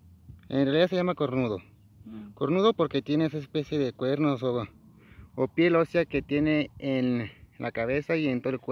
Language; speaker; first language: Spanish; native; Spanish